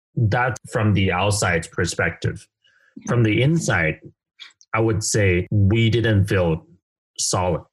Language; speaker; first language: English; non-native, fluent; Chinese